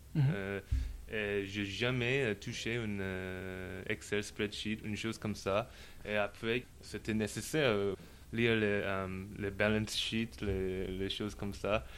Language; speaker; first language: French; non-native, learner; English